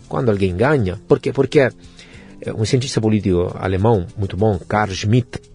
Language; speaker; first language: Portuguese; non-native, fluent; Italian